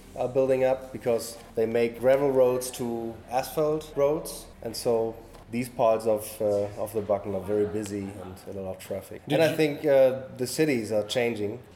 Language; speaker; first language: English; non-native, learner; German